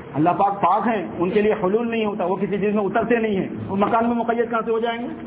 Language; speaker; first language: Urdu; native; Urdu